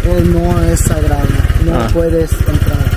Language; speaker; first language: Spanish; non-native, local second language; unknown